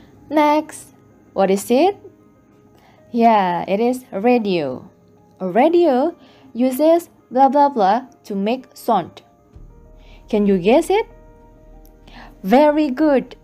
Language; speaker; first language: English; non-native, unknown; Indonesian